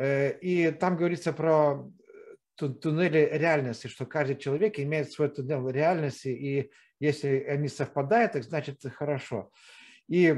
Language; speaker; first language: Russian; non-native, fluent; Lithuanian